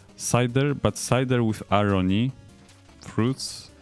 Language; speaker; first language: English; non-native, fluent; Polish